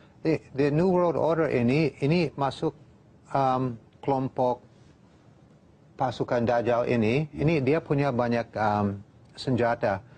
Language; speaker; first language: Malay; non-native, fluent; English